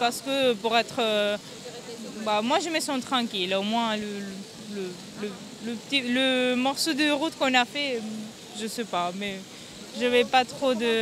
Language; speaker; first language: French; non-native, fluent; Italian